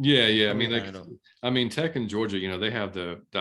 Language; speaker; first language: English; native; English